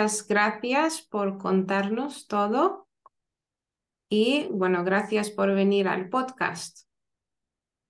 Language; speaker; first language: Spanish; non-native, fluent; Lithuanian